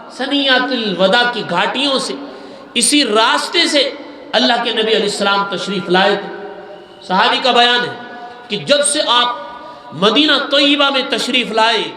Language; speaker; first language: Urdu; native; Urdu